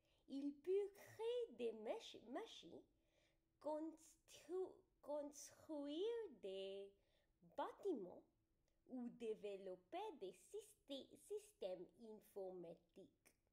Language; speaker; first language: French; non-native, learner; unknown